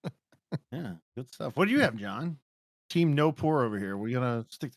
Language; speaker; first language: English; native; English